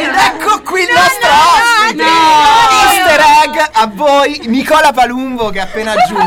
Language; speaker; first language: Italian; native; Italian